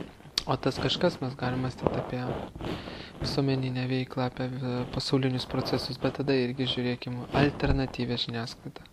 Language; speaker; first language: Lithuanian; native; Lithuanian